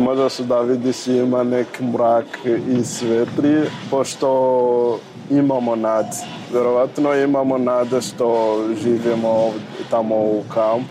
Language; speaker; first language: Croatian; non-native, learner; Rundi